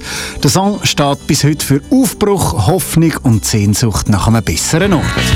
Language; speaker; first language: German; native; German